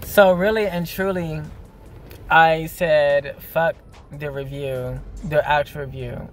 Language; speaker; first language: English; native; English